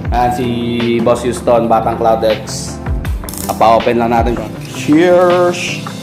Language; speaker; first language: Filipino; non-native, local second language; Bikol